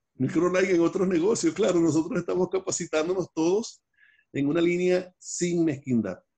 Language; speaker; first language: Spanish; native; Spanish